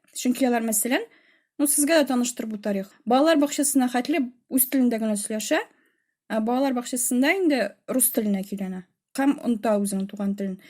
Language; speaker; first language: Tatar; native; Tatar